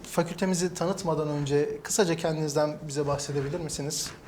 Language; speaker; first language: Turkish; native; Turkish